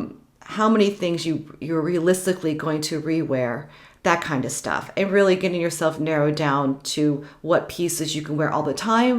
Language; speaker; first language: English; native; English